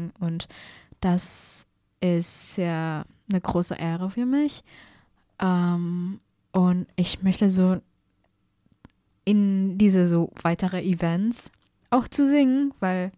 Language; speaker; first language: German; non-native, fluent; Indonesian